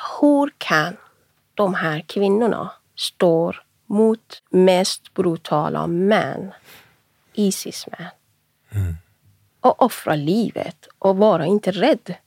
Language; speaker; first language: Swedish; non-native, fluent; Persian